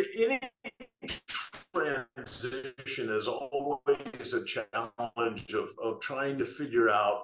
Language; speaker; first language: English; native; English